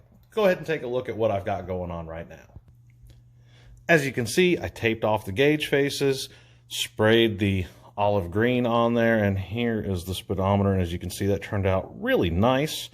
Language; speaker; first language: English; native; English